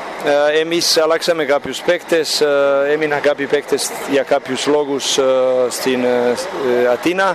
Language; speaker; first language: Greek; non-native, fluent; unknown